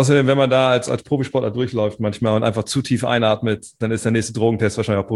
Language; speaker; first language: German; native; German